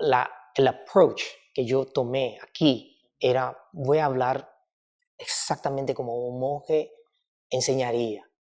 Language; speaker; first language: Spanish; non-native, fluent; Chinese